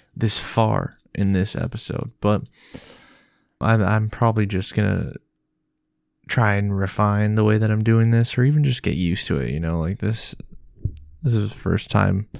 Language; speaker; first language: English; native; English